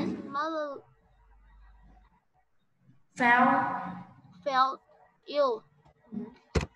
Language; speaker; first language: English; non-native, learner; Vietnamese